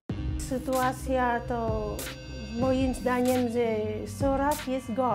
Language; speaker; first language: Polish; non-native, fluent; Vietnamese